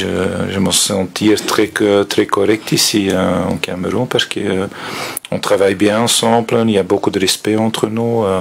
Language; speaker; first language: French; non-native, fluent; Dutch